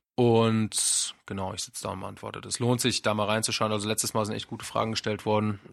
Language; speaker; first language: German; native; German